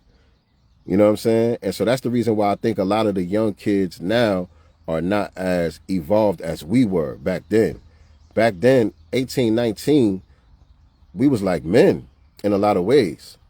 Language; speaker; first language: English; native; English